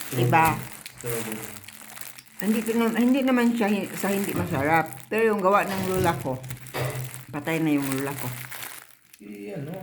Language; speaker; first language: Filipino; non-native, local second language; Cebuano